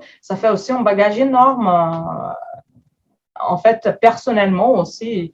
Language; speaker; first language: French; non-native, fluent; Portuguese